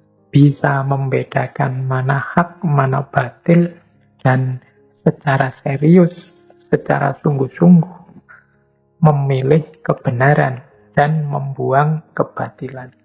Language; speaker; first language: Indonesian; native; Indonesian